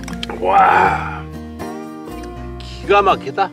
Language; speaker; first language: Korean; native; Korean